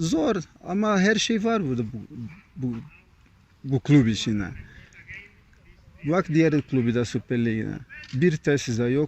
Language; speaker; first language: Turkish; non-native, learner; Portuguese